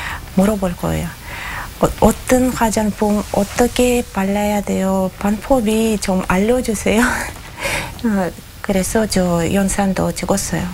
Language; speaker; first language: Korean; non-native, learner; Russian